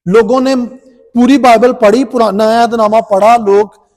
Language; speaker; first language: Urdu; non-native, local second language; Punjabi